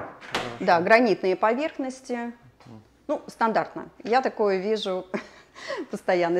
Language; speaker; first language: Russian; native; Russian